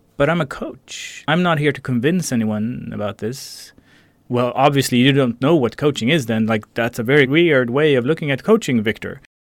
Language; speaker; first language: English; non-native, fluent; Swedish